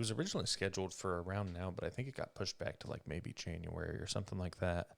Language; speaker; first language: English; native; English